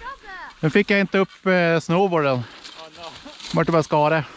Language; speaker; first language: Swedish; native; Swedish